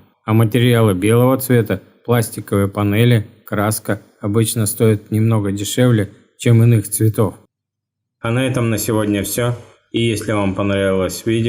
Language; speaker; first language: Russian; native; Russian